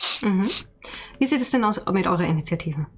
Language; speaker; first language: German; native; German